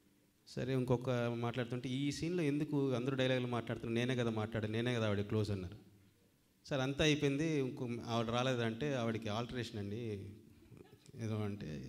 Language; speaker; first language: Telugu; native; Telugu